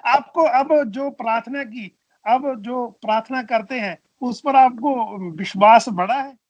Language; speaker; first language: Hindi; non-native, local second language; Punjabi